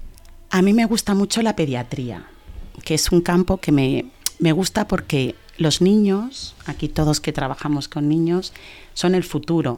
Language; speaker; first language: Spanish; early bilingual, other home language; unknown